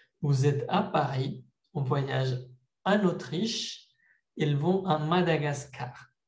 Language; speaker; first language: French; non-native, fluent; Spanish